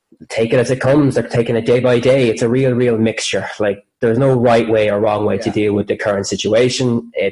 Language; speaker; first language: English; native; English